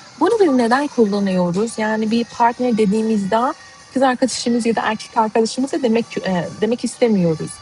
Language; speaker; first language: Turkish; non-native, fluent; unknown